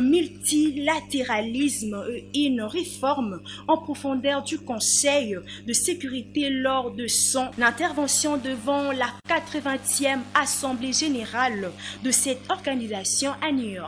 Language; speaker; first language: French; native; French